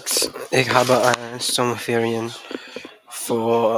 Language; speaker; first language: German; non-native, learner; English